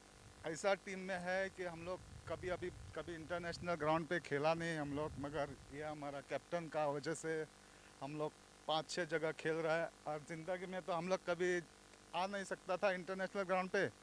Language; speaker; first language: Hindi; non-native, local second language; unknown